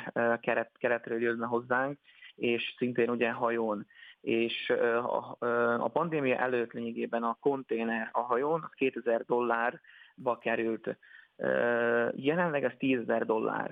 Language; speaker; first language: Hungarian; native; Hungarian